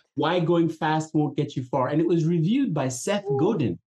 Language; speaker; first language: English; non-native, local second language; Igbo